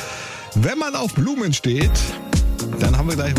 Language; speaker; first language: German; native; German